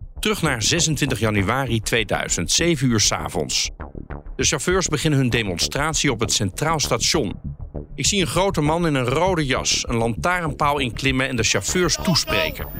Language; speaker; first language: Dutch; native; Dutch